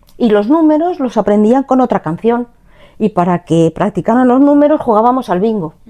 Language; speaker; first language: Spanish; native; Spanish